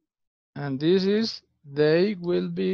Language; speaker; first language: English; non-native, fluent; Spanish